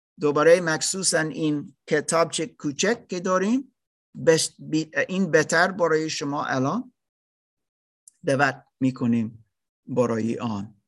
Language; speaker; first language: Persian; non-native, learner; German